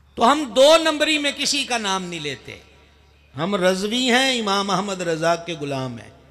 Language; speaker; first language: Urdu; non-native, local second language; Punjabi